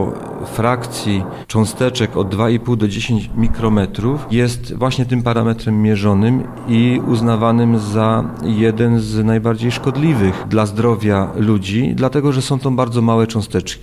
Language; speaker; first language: Polish; native; Polish